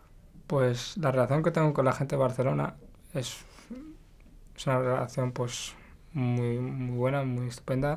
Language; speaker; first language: Spanish; non-native, local second language; Arabic